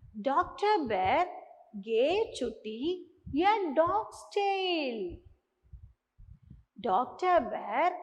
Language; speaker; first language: English; non-native, local second language; Tamil